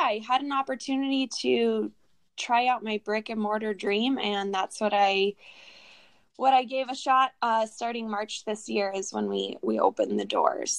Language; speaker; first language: English; native; English